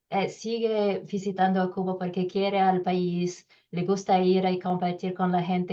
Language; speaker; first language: Spanish; non-native, learner; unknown